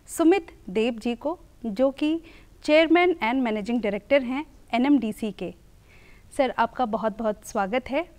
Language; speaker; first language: Hindi; native; Hindi